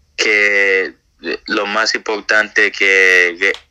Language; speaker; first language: Spanish; native; Spanish